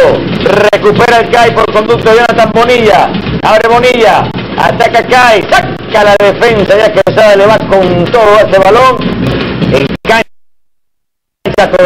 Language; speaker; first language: Spanish; native; Spanish